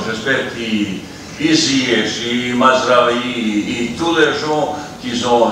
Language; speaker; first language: French; non-native, fluent; Bosnian